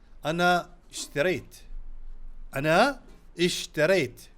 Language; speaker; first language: Arabic; non-native, fluent; Urdu